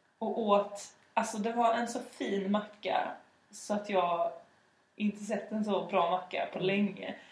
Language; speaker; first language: Swedish; native; Swedish